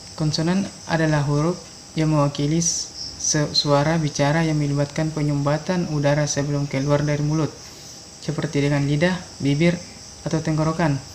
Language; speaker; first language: Indonesian; native; Indonesian